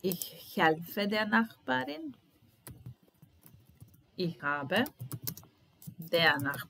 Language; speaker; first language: German; non-native, fluent; Serbian